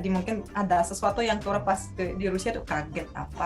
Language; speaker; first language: Indonesian; non-native, fluent; Russian